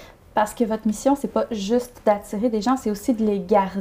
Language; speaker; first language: French; native; French